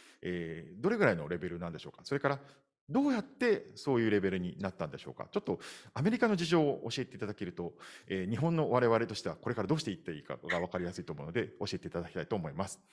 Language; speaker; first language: Japanese; native; Japanese